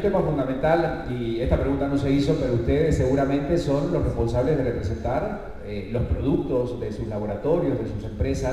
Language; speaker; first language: Spanish; native; Spanish